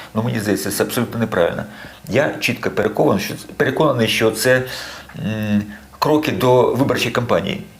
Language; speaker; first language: Ukrainian; native; Ukrainian